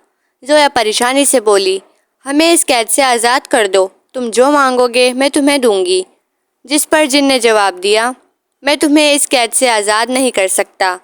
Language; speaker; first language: Urdu; native; Urdu